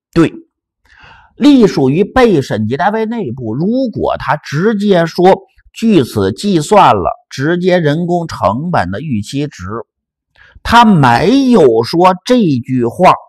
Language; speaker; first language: Chinese; native; Chinese